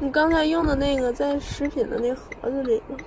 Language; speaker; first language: Chinese; native; Chinese